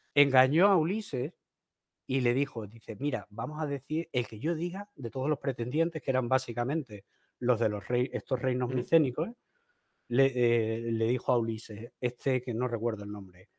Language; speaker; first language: Spanish; native; Spanish